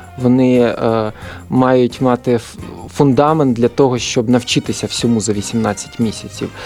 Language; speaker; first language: Ukrainian; native; Ukrainian